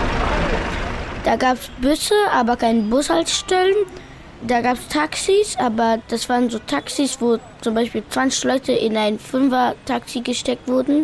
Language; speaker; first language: German; early bilingual, other home language; Pashto